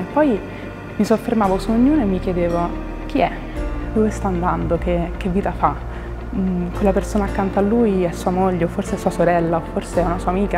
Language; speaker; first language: Italian; native; Italian